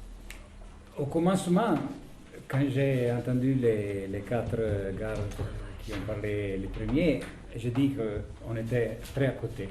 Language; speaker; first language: French; non-native, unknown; Italian